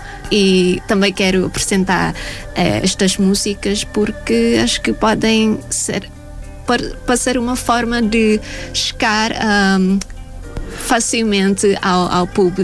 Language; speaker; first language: Portuguese; non-native, fluent; Thai